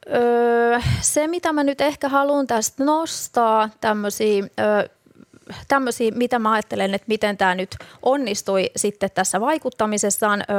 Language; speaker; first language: Finnish; native; Finnish